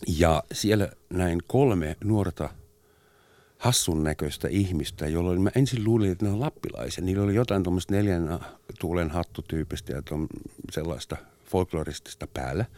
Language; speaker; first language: Finnish; non-native, fluent; German